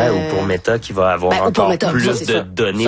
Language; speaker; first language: French; native; French